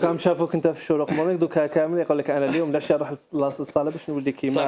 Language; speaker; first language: Arabic; native; Arabic